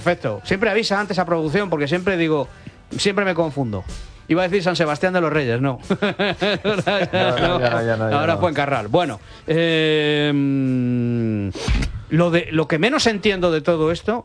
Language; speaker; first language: Spanish; native; Spanish